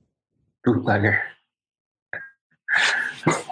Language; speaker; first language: English; native; English